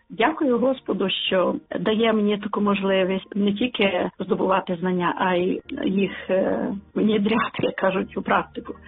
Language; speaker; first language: Ukrainian; non-native, local second language; Russian